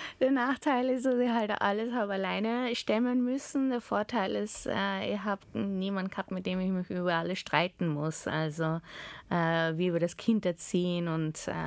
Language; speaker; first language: German; early bilingual, heritage; German